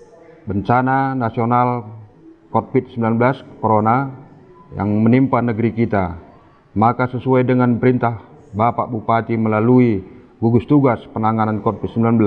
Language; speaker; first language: Indonesian; non-native, local second language; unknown